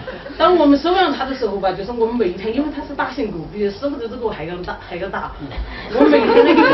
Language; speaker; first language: Chinese; native; Chinese